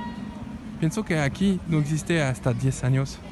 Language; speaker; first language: Spanish; non-native, fluent; French